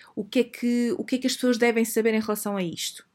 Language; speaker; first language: Portuguese; native; Portuguese